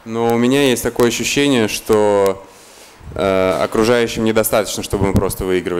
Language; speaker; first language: Russian; native; Russian